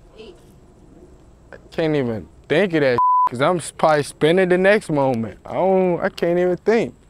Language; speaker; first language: English; native; English